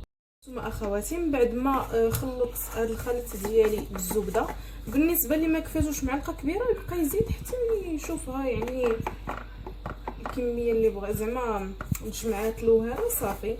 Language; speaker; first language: Arabic; native; Arabic